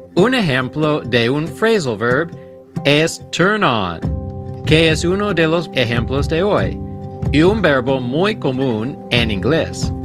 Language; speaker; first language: Spanish; native; Spanish